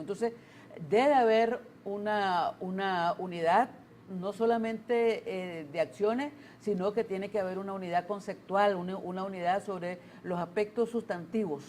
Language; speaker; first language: Spanish; native; Spanish